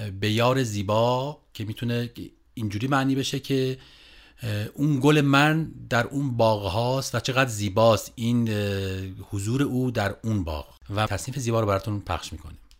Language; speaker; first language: Persian; non-native, local second language; Kurdish